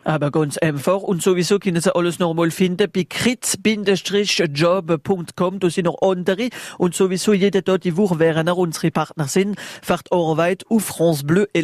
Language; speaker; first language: German; non-native, local second language; French